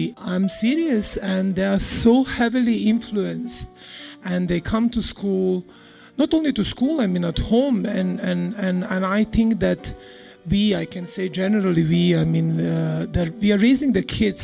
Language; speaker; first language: English; non-native, fluent; Serbian